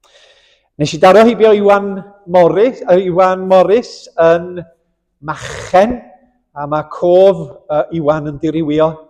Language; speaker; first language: Welsh; native; Welsh